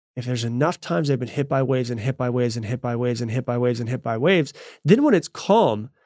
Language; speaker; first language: English; native; English